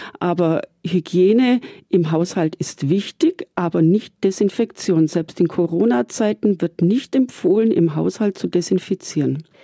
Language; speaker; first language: German; native; German